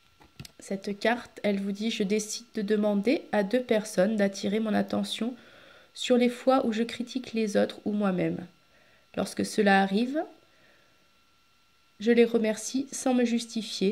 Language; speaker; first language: French; native; French